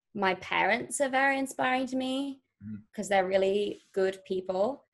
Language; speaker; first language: English; native; English